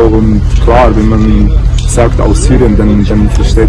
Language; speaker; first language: German; non-native, fluent; Arabic